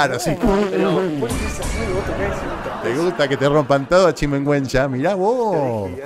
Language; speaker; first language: Spanish; native; Spanish